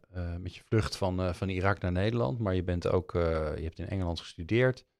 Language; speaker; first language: Dutch; native; Dutch